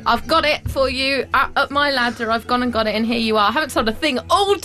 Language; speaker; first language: English; native; English